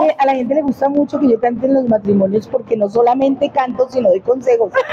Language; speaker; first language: Spanish; native; Spanish